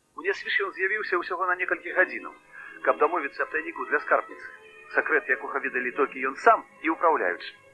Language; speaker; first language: Belarusian; native; Belarusian